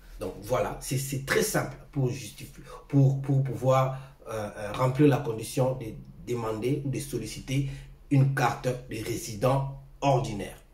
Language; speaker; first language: French; non-native, local second language; Lingala